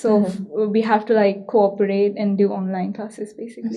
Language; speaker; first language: English; non-native, local second language; Hindi